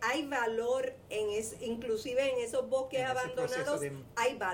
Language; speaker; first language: Spanish; native; Spanish